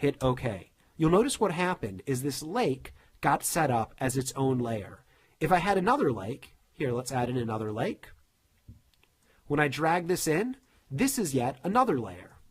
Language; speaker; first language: English; native; English